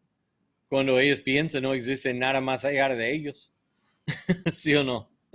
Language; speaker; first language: Spanish; non-native, learner; English